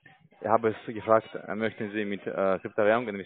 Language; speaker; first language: German; non-native, learner; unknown